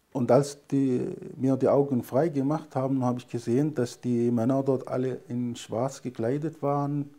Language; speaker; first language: German; non-native, fluent; Arabic